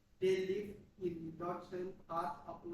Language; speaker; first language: English; non-native, learner; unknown